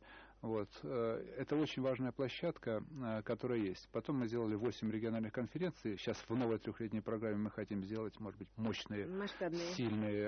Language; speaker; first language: Russian; native; Russian